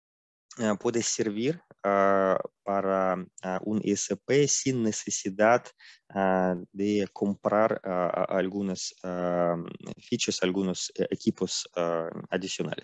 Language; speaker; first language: Spanish; non-native, fluent; Russian